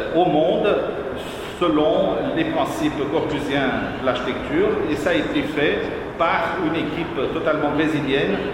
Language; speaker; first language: French; non-native, fluent; Portuguese